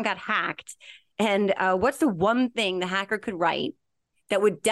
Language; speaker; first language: English; native; English